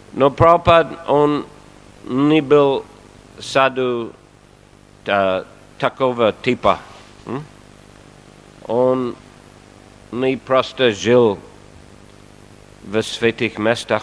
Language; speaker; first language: Russian; non-native, fluent; English